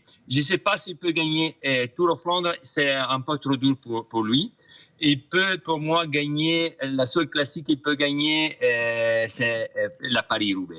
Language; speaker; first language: French; non-native, fluent; Italian